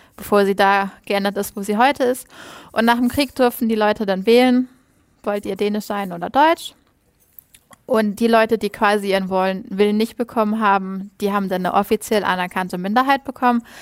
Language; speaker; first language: German; native; German